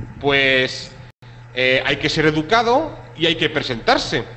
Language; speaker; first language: Spanish; native; Spanish